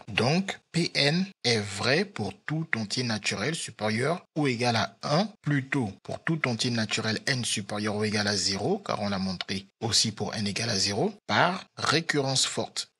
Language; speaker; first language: French; native; French